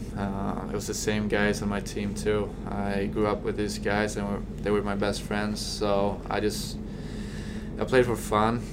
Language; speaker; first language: English; non-native, fluent; Swedish